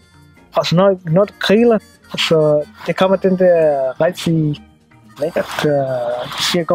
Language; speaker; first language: Danish; non-native, learner; Swahili